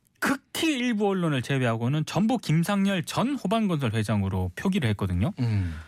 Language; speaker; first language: Korean; native; Korean